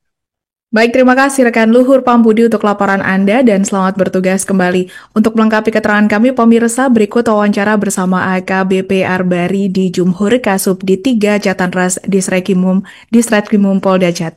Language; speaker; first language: Indonesian; native; Indonesian